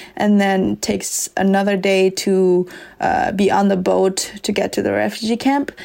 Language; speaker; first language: English; early bilingual, other home language; S'gaw Karen